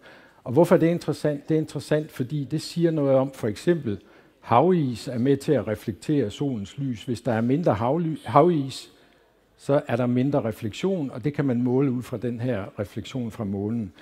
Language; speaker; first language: Danish; native; Danish